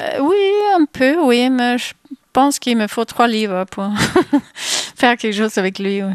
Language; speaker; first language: French; non-native, fluent; Swedish